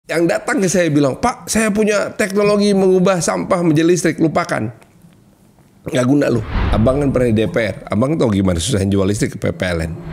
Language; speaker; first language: Indonesian; native; Indonesian